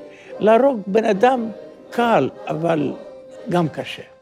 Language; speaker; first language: Hebrew; non-native, fluent; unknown